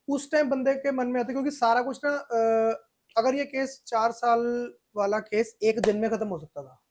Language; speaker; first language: Hindi; non-native, local second language; Punjabi